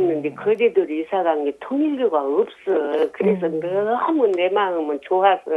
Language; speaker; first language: Korean; native; Korean